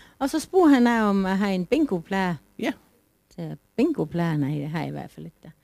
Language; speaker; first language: Danish; native; Danish